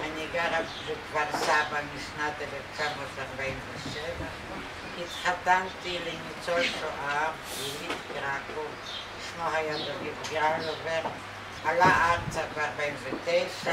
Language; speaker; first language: Hebrew; non-native, fluent; Polish